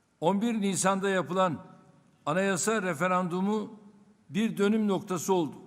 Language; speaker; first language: Turkish; native; Turkish